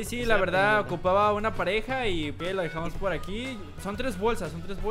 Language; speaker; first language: Spanish; native; Spanish